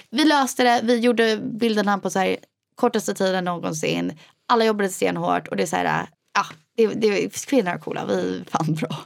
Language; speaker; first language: Swedish; early bilingual, heritage; Swedish